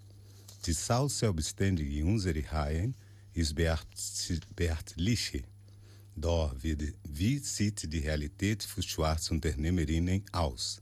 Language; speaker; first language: German; non-native, learner; Portuguese